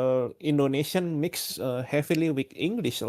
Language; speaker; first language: English; non-native, learner; Indonesian